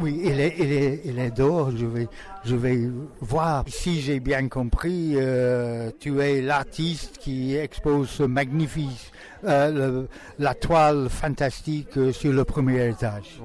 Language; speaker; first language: French; non-native, learner; English